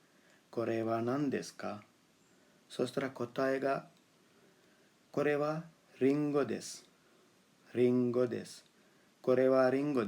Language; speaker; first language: Japanese; non-native, fluent; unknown